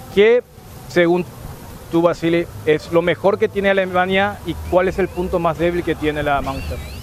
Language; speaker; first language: Spanish; native; Spanish